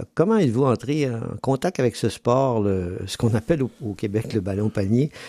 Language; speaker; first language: French; native; French